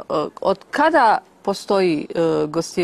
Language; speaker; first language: Serbian; native; Serbian